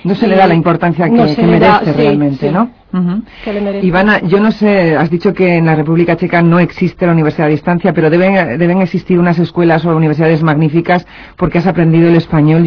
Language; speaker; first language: Spanish; native; Spanish